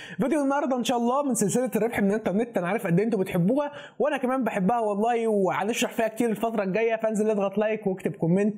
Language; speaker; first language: Arabic; native; Arabic